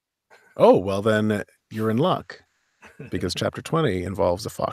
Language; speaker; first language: English; native; English